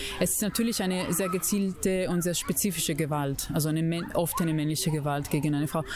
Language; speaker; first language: German; non-native, fluent; Italian